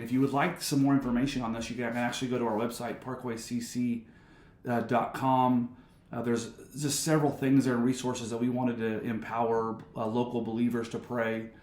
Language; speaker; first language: English; native; English